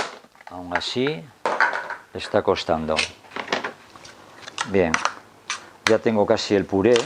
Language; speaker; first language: Spanish; native; Spanish